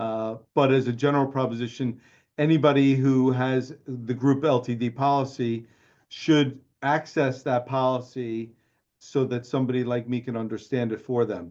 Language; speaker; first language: English; native; English